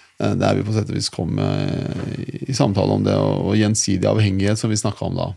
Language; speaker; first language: Norwegian; early bilingual, other home language; Persian